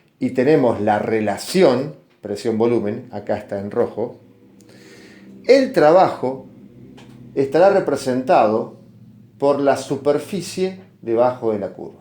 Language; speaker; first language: Spanish; native; Spanish